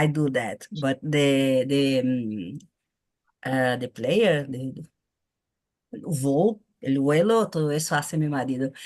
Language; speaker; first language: Spanish; non-native, fluent; Portuguese